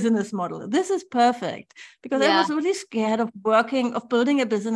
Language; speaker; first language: English; non-native, fluent; German